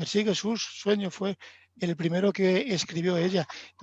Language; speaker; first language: Spanish; native; Spanish